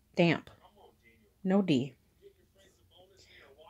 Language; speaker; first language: English; native; English